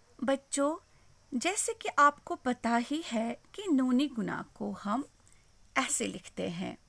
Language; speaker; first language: Urdu; non-native, local second language; Kashmiri